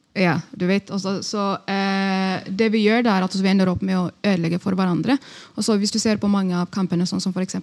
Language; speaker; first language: Norwegian; non-native, fluent; Amharic